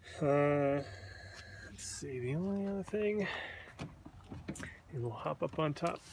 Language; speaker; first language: English; native; English